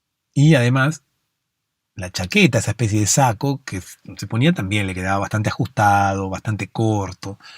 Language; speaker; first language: Spanish; native; Spanish